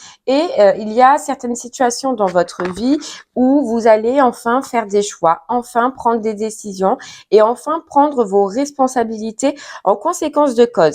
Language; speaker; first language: French; native; French